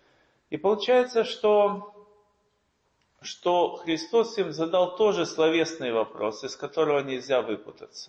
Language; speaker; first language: Russian; native; Russian